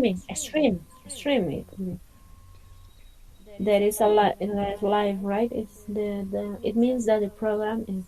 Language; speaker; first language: English; non-native, fluent; Spanish